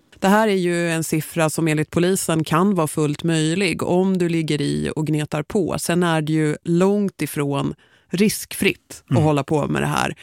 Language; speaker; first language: Swedish; native; Swedish